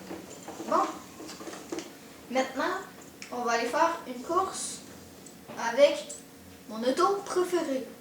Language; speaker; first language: French; native; French